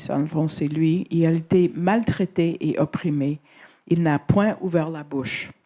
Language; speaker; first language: French; non-native, fluent; English